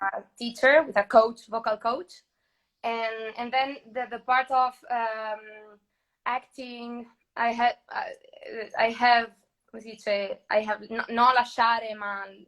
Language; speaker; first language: English; non-native, learner; Spanish